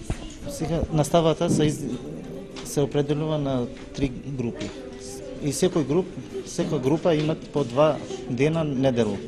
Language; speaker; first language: Macedonian; early bilingual, heritage; Macedonian